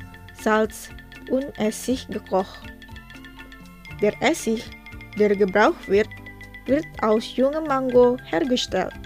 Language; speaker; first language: German; non-native, fluent; Indonesian